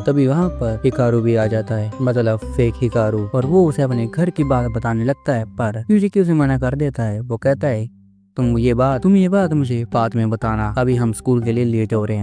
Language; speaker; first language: Hindi; native; Hindi